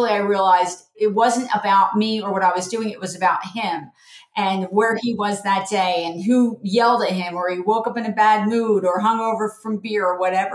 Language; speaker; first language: English; native; English